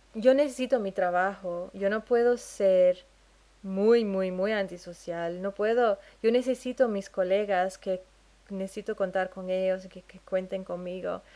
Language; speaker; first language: Spanish; non-native, fluent; English